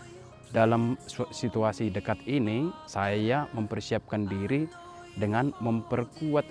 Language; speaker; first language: Indonesian; native; Indonesian